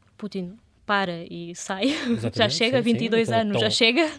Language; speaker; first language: Portuguese; early bilingual, other home language; Russian